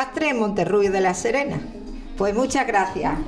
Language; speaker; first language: Spanish; native; Spanish